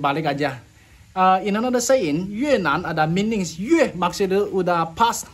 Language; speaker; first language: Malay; non-native, fluent; Chinese